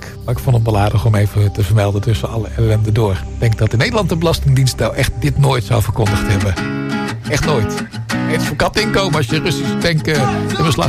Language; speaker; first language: Dutch; native; Dutch